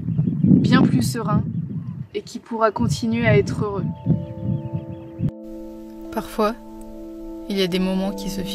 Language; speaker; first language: French; native; French